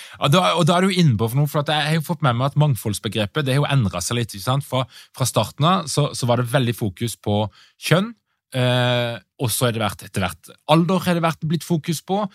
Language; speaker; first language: Norwegian; native; Norwegian